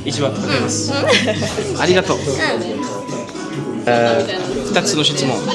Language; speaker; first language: Japanese; non-native, learner; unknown